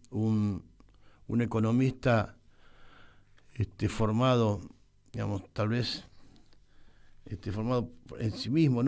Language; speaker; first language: Spanish; native; Spanish